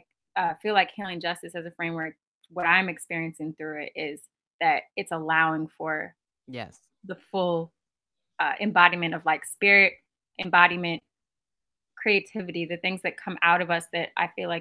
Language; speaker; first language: English; native; English